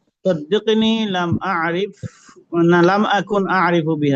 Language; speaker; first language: Arabic; non-native, learner; Bangla